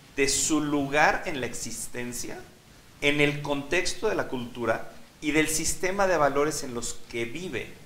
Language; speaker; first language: Spanish; native; Spanish